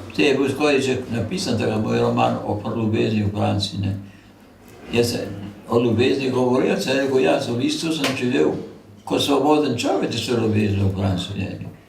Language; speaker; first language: Slovenian; native; Slovenian